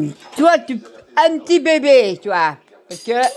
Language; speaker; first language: French; native; French